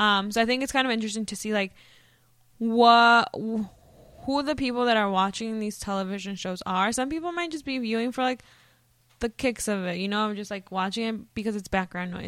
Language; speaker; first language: English; early bilingual, other home language; Spanish